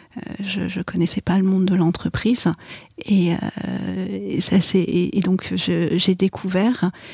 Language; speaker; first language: French; early bilingual, other home language; Chinese